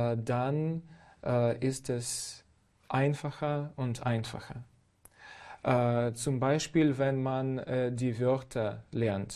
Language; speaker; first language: German; non-native, fluent; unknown